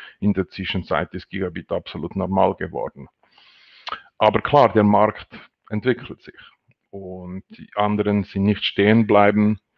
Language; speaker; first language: German; non-native, local second language; French